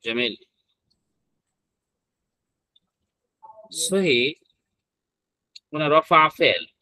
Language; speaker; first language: Arabic; non-native, fluent; Bangla